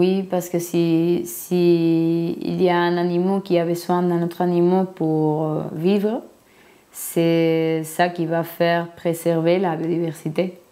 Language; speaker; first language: French; non-native, learner; Spanish